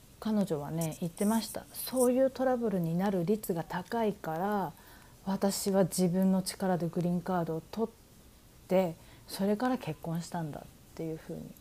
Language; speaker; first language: Japanese; native; Japanese